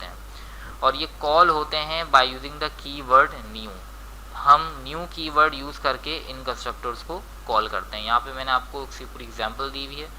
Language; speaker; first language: Hindi; native; Hindi